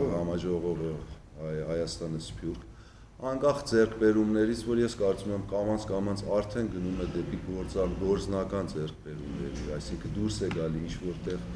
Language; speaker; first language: Armenian; early bilingual, heritage; Armenian